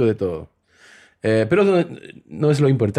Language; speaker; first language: Spanish; early bilingual, heritage; Spanish